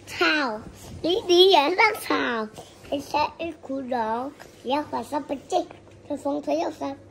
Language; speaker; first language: Chinese; native; Chinese